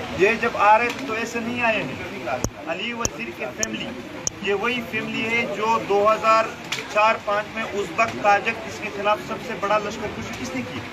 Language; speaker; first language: Urdu; non-native, local second language; Pashto